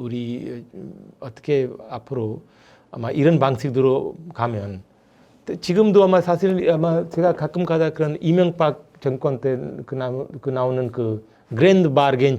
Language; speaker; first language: Korean; non-native, fluent; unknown